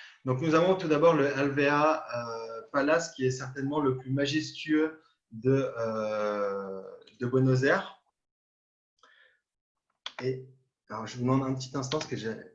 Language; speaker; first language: French; native; French